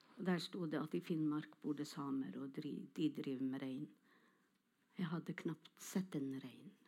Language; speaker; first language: Norwegian; non-native, local second language; Northern Sami